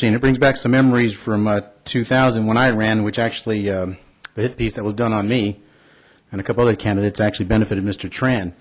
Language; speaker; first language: English; early bilingual, other home language; Spanish